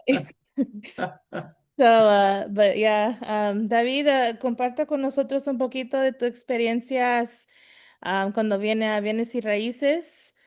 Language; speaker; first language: Spanish; early bilingual, heritage; Spanish